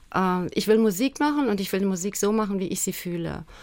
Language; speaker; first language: German; native; German